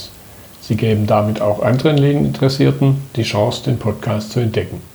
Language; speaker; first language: German; native; German